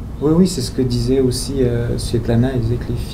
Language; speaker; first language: French; native; French